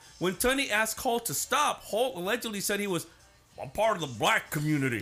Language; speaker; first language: English; native; English